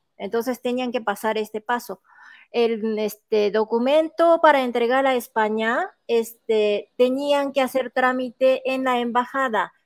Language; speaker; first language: Spanish; non-native, fluent; Japanese